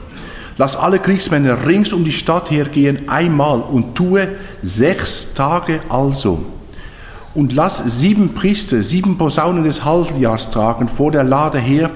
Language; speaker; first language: German; native; German